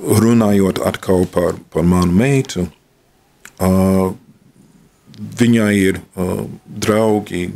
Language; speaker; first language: Latvian; non-native, fluent; English